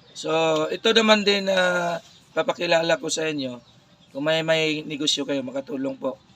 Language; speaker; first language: Filipino; non-native, local second language; Cebuano